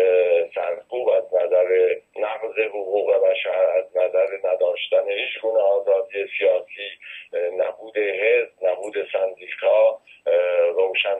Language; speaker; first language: Persian; native; Persian